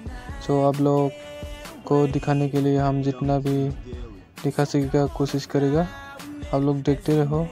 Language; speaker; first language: Hindi; non-native, local second language; Bodo